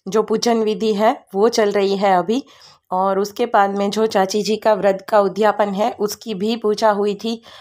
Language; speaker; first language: Hindi; non-native, local second language; Gujarati